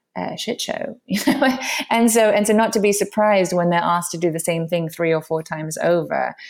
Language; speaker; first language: English; native; English